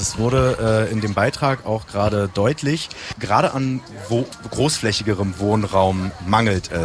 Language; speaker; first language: German; native; German